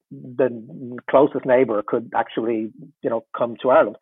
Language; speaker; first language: English; native; English